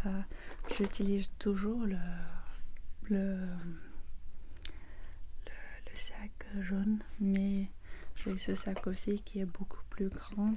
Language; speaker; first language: French; non-native, learner; English